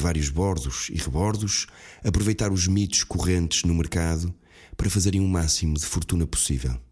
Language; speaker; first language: Portuguese; native; Portuguese